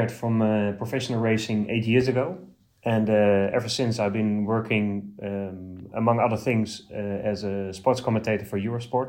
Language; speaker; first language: English; non-native, fluent; Dutch